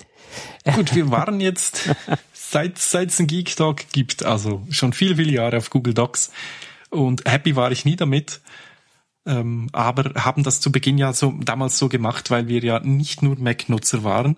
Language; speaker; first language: German; native; German